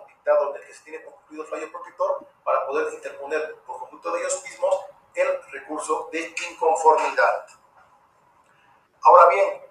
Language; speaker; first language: Spanish; native; Spanish